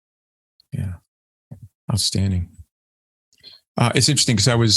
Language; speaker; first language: English; native; English